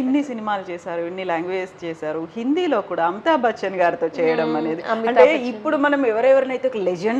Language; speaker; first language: Telugu; native; Telugu